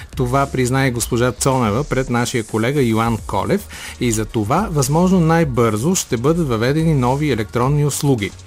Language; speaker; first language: Bulgarian; native; Bulgarian